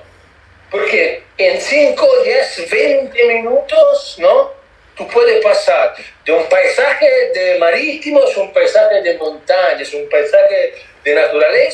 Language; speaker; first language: Spanish; non-native, learner; Italian